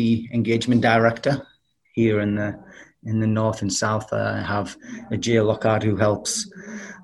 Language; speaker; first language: English; native; English